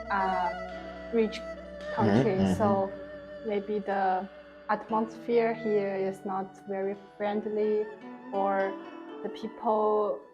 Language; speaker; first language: English; non-native, learner; Chinese